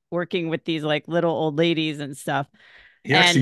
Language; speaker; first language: English; native; English